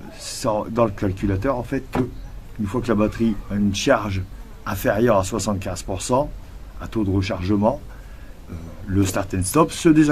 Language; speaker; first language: French; native; French